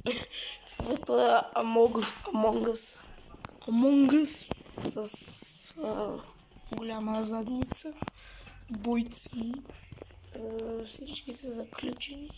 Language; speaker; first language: Bulgarian; native; Bulgarian